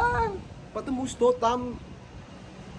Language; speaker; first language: Russian; non-native, learner; Vietnamese